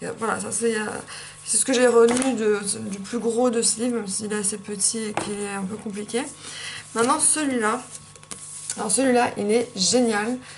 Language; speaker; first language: French; native; French